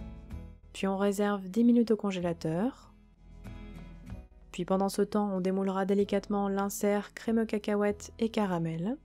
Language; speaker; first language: French; native; French